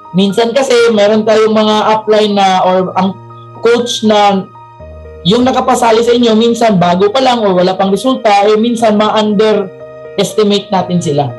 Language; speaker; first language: Filipino; non-native, local second language; Cebuano